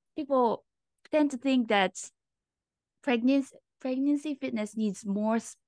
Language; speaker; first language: English; non-native, fluent; Japanese